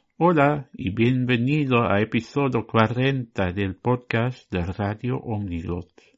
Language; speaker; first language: Spanish; non-native, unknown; English